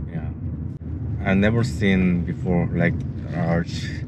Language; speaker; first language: English; non-native, learner; Korean